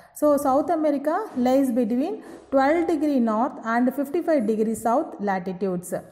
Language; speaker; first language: English; non-native, local second language; Tamil